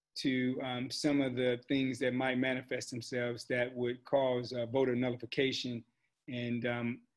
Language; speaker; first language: English; native; English